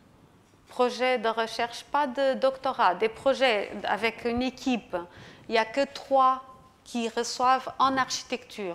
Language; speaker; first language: French; non-native, fluent; Portuguese